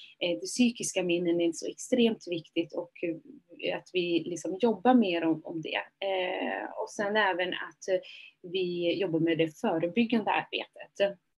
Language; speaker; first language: Swedish; early bilingual, other home language; Somali